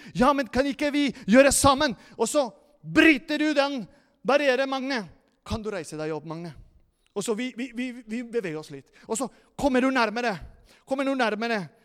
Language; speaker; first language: Norwegian; non-native, fluent; Spanish